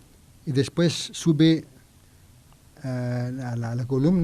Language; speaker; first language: Spanish; non-native, learner; French